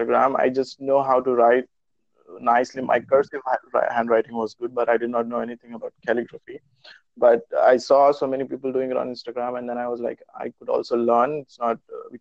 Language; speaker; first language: English; non-native, local second language; Urdu